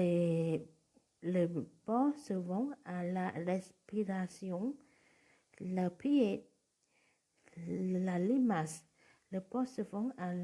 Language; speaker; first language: French; non-native, learner; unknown